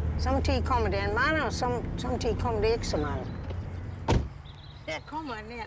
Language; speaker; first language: Danish; early bilingual, heritage; English